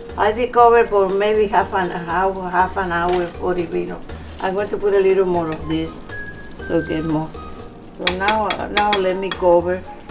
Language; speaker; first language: English; non-native, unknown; Spanish